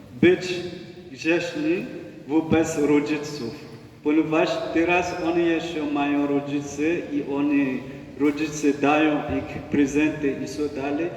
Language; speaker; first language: Polish; non-native, learner; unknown